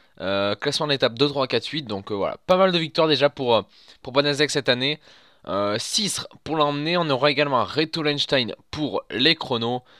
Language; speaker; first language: French; native; French